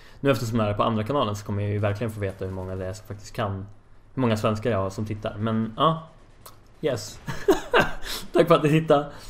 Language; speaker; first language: Swedish; native; Swedish